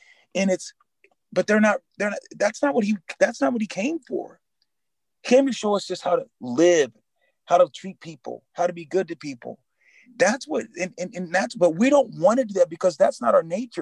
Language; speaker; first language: English; native; English